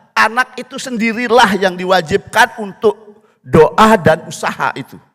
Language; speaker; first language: Indonesian; non-native, local second language; Balinese